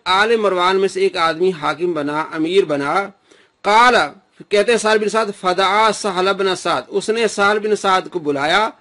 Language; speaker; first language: Urdu; non-native, local second language; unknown